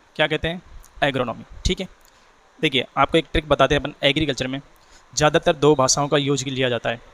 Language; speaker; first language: Hindi; native; Hindi